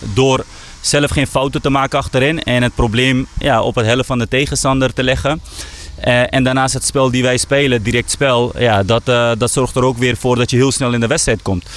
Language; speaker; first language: Dutch; early bilingual, other home language; Persian